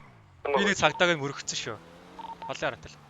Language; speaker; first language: Mongolian; native; Mongolian